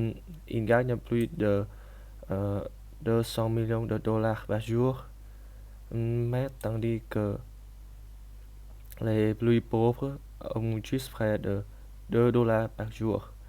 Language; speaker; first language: French; non-native, learner; Vietnamese